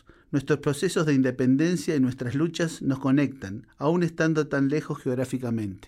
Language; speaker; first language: Spanish; native; Spanish